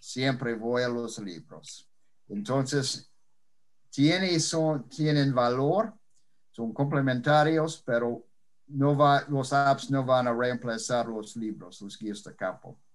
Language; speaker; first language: Spanish; non-native, fluent; English